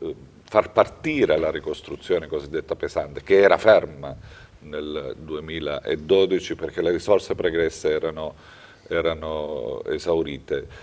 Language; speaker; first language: Italian; native; Italian